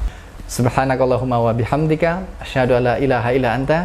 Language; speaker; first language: Indonesian; native; Indonesian